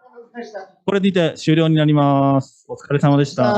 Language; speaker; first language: Japanese; native; Japanese